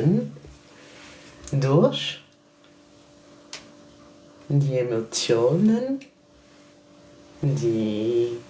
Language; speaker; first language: German; non-native, learner; French